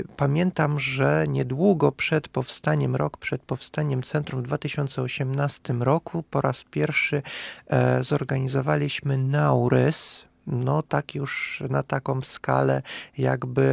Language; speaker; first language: Polish; non-native, fluent; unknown